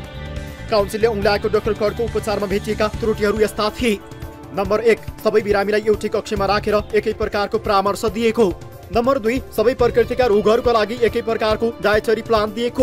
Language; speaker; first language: Nepali; native; Nepali